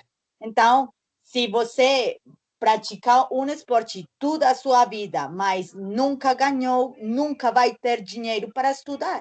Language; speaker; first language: Portuguese; non-native, learner; Spanish